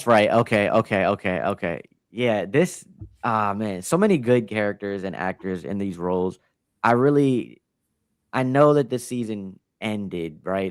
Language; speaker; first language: English; native; English